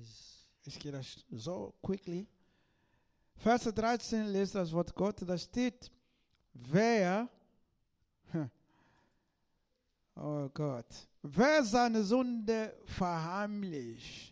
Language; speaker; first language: German; non-native, learner; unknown